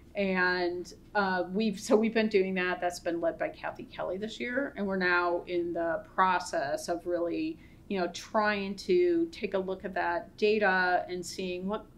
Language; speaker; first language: English; native; English